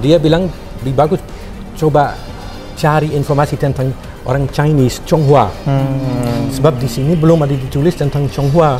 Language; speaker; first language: Indonesian; non-native, fluent; Dutch